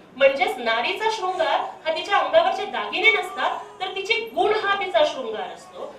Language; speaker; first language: Marathi; non-native, local second language; Telugu